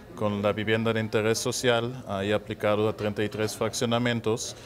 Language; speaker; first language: Spanish; non-native, fluent; German